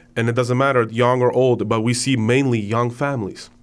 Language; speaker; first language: English; non-native, fluent; Ukrainian